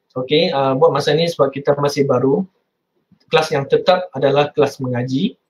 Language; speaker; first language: Malay; non-native, local second language; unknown